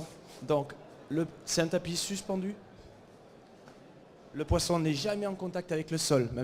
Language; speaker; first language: French; native; French